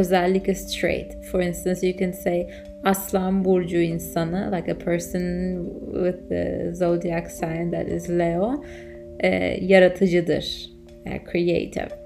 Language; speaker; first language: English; non-native, fluent; Turkish